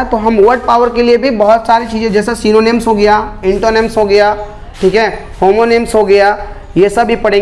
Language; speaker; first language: Hindi; native; Hindi